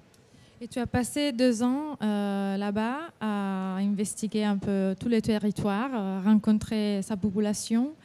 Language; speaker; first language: French; non-native, fluent; Italian